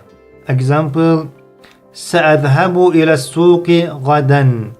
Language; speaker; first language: Arabic; non-native, fluent; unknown